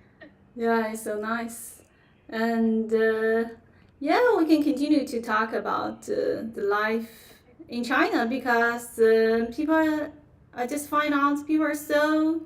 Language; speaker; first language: English; non-native, fluent; Chinese